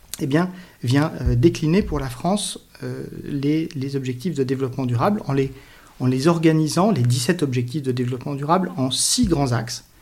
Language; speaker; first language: French; native; French